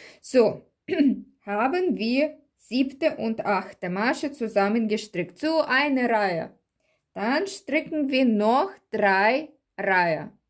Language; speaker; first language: German; non-native, learner; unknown